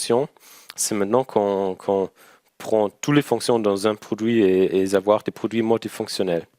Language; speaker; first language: French; non-native, learner; German